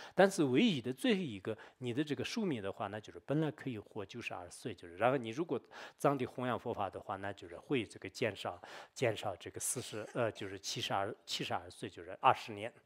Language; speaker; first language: Chinese; non-native, local second language; Tibetan